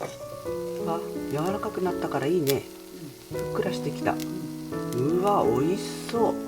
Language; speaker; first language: Japanese; native; Japanese